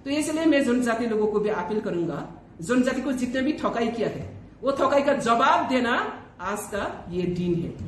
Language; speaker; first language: Hindi; non-native, local second language; Bangla